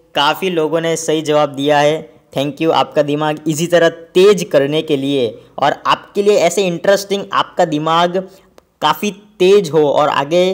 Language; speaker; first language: Hindi; non-native, local second language; Gujarati